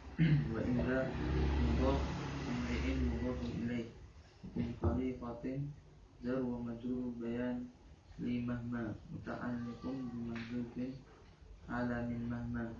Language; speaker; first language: Arabic; non-native, learner; Indonesian